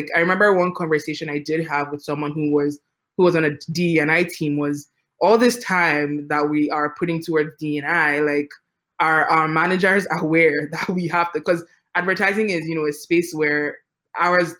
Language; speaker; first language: English; non-native, local second language; Yoruba